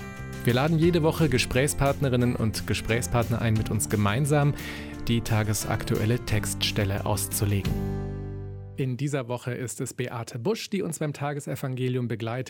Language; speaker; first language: German; native; German